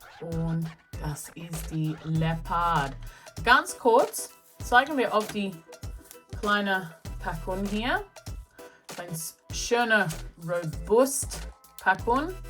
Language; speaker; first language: German; non-native, learner; English